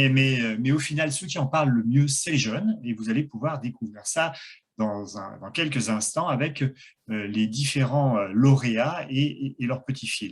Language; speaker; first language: French; native; French